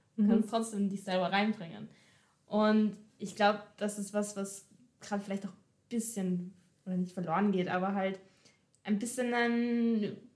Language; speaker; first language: German; native; German